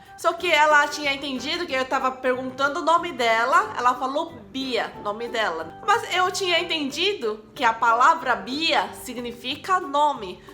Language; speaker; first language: Portuguese; non-native, fluent; Korean